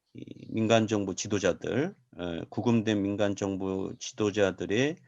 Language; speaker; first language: Korean; native; Korean